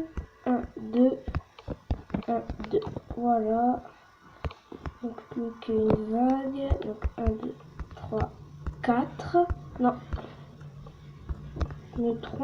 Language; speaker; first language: French; native; French